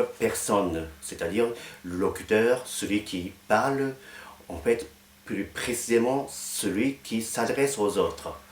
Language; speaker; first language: French; non-native, fluent; Japanese